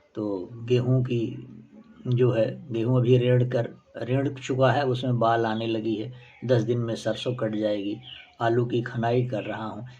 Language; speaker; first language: Hindi; native; Hindi